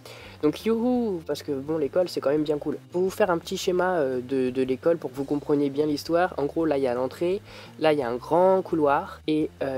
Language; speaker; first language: French; native; French